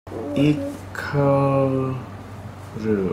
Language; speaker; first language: Japanese; non-native, learner; English